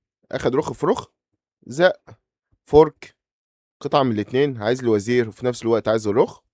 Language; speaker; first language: Arabic; native; Arabic